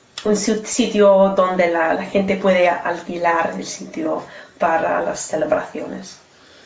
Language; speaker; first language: Spanish; non-native, learner; English